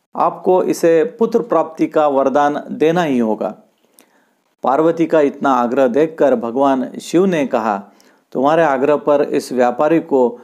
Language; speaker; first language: Hindi; non-native, local second language; Marathi